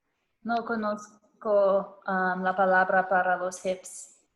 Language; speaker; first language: Spanish; non-native, learner; French